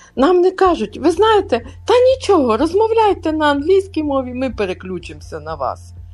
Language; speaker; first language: Ukrainian; non-native, local second language; Russian